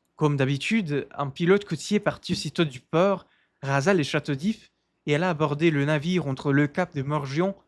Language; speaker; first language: French; non-native, learner; Portuguese